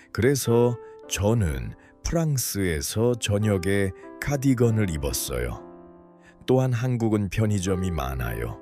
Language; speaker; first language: Korean; non-native, learner; Uzbek